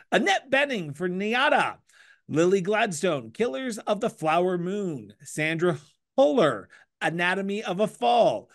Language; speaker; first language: English; native; English